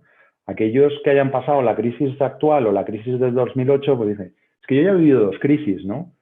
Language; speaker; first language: Spanish; native; Spanish